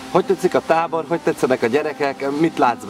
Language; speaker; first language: Hungarian; native; Hungarian